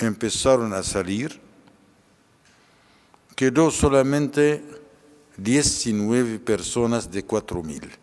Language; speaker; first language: Spanish; non-native, fluent; Arabic